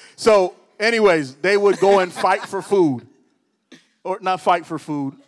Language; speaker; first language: English; early bilingual, other home language; Spanish